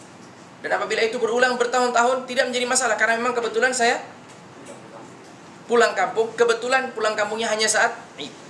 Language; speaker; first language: Indonesian; native; Indonesian